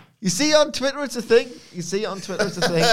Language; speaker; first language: English; native; English